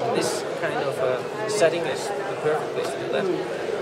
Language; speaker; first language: English; non-native, fluent; Icelandic